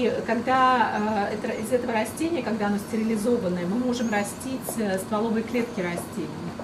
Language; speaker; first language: Russian; native; Russian